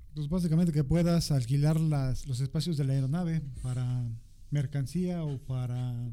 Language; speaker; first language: Spanish; native; Spanish